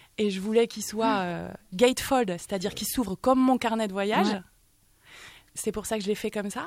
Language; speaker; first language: French; native; French